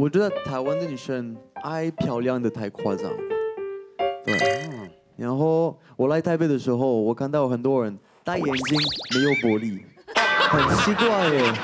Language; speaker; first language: Chinese; non-native, learner; French